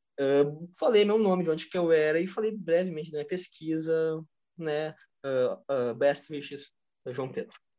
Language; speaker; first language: Portuguese; native; Portuguese